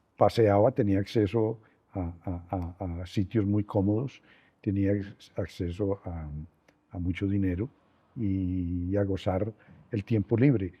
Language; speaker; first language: Spanish; native; Spanish